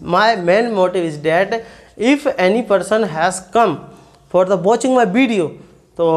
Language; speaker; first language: Hindi; non-native, local second language; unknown